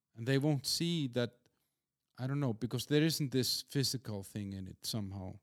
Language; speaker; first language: English; non-native, fluent; Icelandic